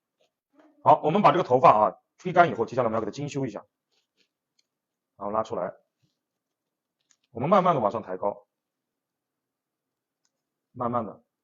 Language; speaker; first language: Chinese; native; Chinese